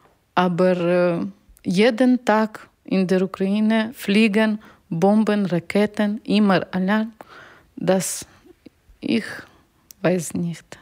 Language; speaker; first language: German; non-native, learner; Ukrainian